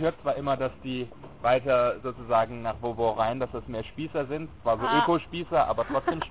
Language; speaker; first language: German; native; German